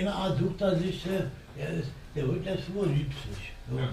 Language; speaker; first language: German; native; German